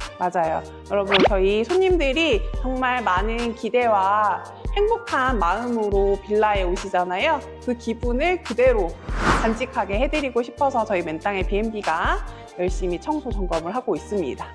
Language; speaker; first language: Korean; native; Korean